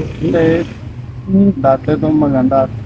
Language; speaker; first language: Filipino; non-native, learner; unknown